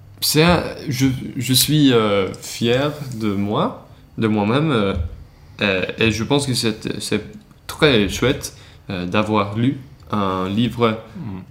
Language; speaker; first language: French; non-native, learner; Swedish